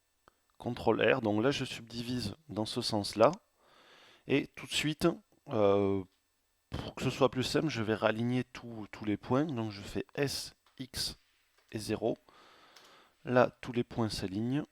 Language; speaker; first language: French; native; French